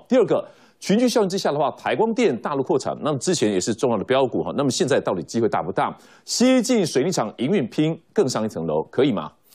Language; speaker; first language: Chinese; native; Chinese